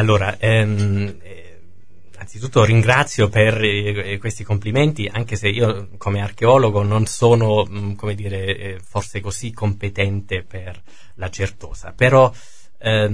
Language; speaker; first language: Italian; non-native, fluent; German